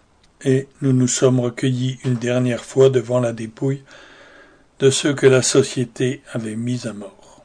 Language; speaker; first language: French; native; French